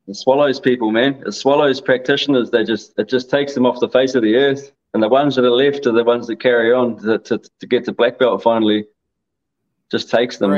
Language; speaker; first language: English; native; English